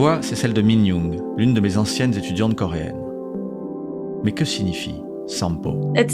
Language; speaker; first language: French; native; French